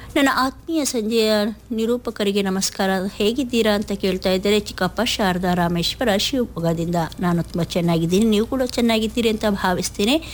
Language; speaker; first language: Kannada; native; Kannada